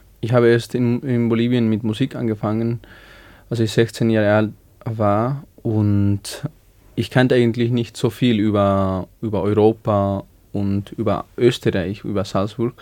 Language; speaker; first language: German; non-native, learner; Spanish